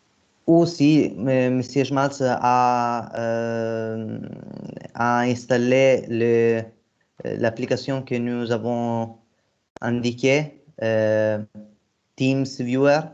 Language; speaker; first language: French; non-native, fluent; Italian